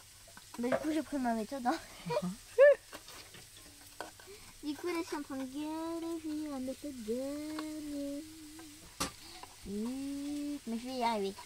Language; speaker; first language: French; native; French